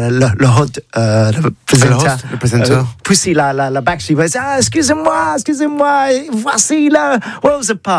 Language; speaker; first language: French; non-native, learner; English